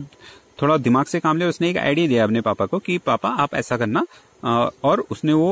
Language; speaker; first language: Hindi; native; Hindi